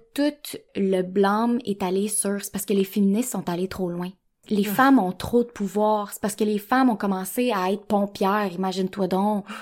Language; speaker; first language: French; native; French